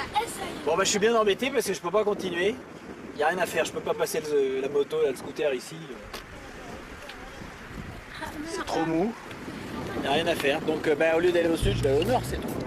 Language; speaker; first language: French; native; French